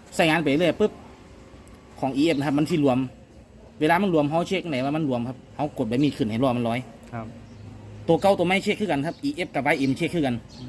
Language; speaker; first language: Thai; native; Thai